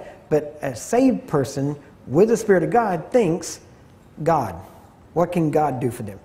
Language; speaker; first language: English; native; English